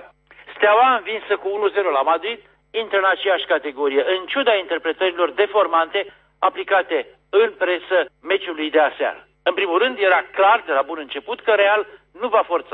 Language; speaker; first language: Romanian; native; Romanian